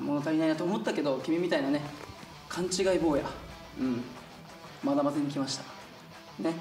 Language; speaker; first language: Japanese; native; Japanese